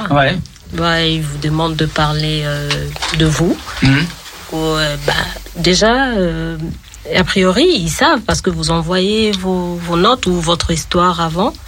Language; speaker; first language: French; non-native, local second language; Lingala